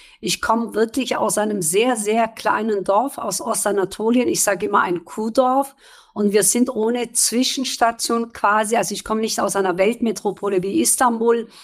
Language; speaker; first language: German; early bilingual, other home language; Kurdish